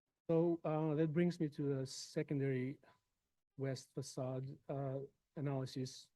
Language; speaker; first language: English; non-native, fluent; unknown